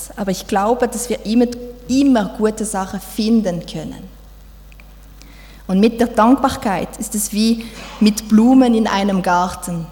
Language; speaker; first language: German; non-native, fluent; French